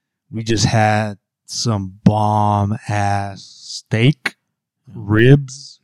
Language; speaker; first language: English; early bilingual, other home language; Spanish